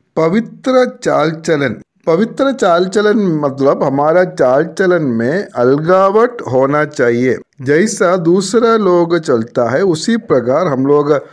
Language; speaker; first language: Hindi; non-native, local second language; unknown